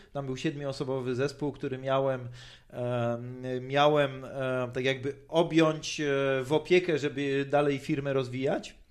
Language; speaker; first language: Polish; native; Polish